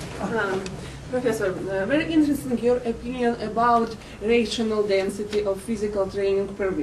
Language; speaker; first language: English; non-native, learner; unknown